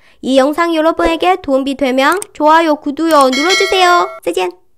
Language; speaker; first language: Korean; non-native, learner; Chinese